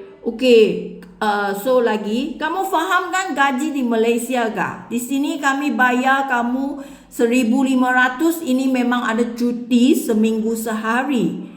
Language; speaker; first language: Indonesian; non-native, learner; Filipino